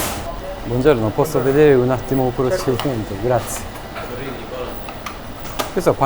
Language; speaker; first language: Italian; non-native, learner; Japanese